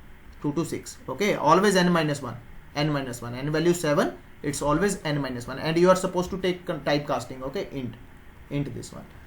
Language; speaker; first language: English; non-native, local second language; Hindi